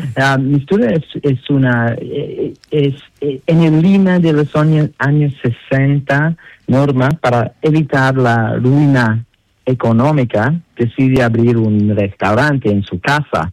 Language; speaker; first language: Spanish; non-native, learner; English